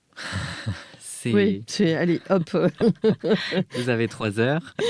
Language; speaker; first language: French; native; French